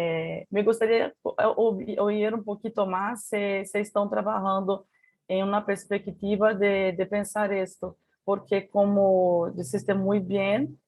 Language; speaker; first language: Portuguese; native; Portuguese